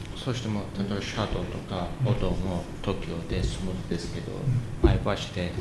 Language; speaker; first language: Japanese; non-native, fluent; Azerbaijani